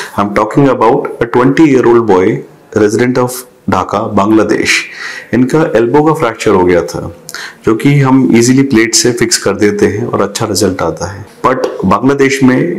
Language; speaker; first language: Hindi; native; Hindi